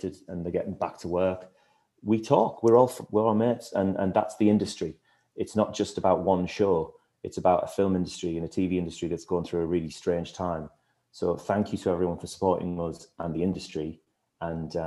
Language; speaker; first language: English; native; English